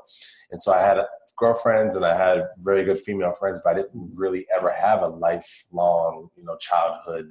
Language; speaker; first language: English; native; English